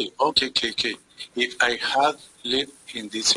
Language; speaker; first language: English; non-native, learner; Spanish